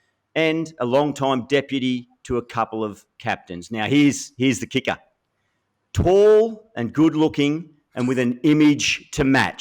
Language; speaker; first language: English; native; English